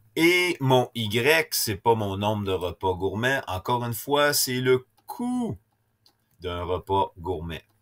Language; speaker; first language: French; native; French